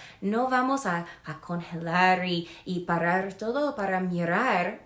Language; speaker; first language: Spanish; non-native, fluent; English